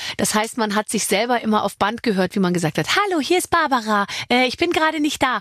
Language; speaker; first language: German; native; German